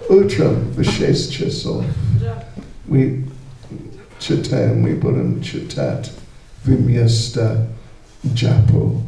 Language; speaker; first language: Russian; non-native, learner; English